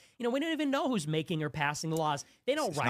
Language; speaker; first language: English; native; English